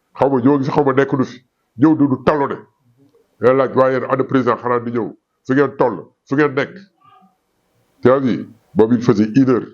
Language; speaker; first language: Wolof; non-native, local second language; Fula